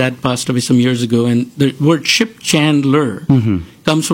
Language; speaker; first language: English; non-native, local second language; Gujarati